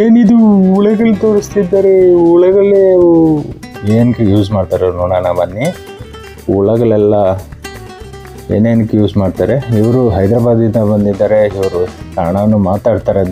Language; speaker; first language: Kannada; native; Kannada